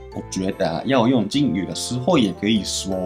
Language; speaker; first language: Chinese; non-native, fluent; Japanese